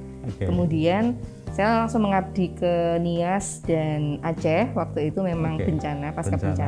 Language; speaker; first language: Indonesian; native; Indonesian